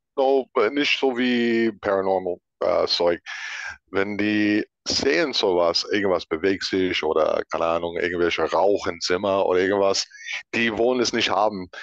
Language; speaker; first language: German; non-native, fluent; English